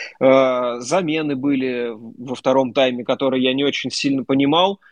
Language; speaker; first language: Russian; native; Russian